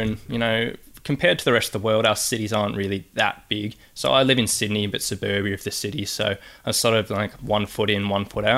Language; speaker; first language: English; native; English